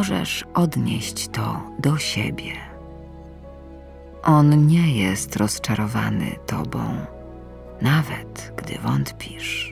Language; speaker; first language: Polish; native; Polish